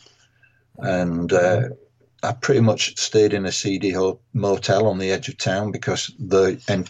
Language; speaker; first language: English; native; English